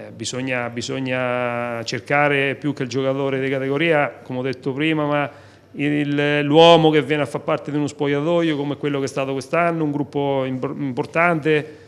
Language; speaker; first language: Italian; native; Italian